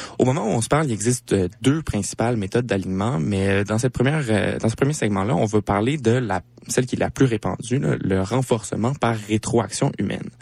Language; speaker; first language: French; native; French